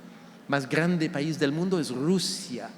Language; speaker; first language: Spanish; non-native, fluent; French